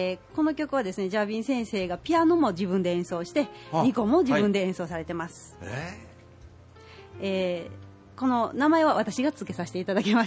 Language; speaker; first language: Japanese; native; Japanese